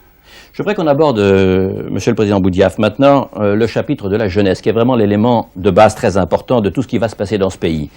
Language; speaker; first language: French; native; French